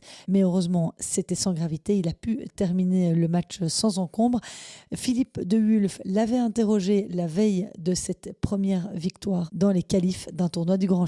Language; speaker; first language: French; native; French